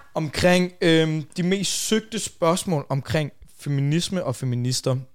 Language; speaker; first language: Danish; native; Danish